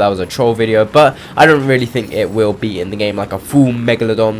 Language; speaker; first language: English; native; English